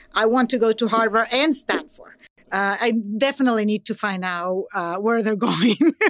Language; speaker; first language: English; non-native, fluent; Spanish